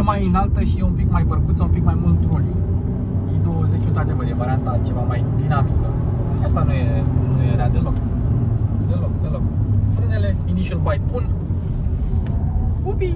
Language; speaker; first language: Romanian; native; Romanian